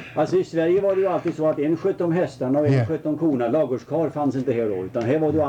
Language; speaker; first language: Swedish; native; Swedish